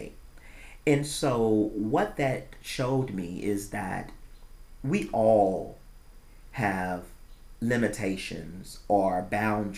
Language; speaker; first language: English; native; English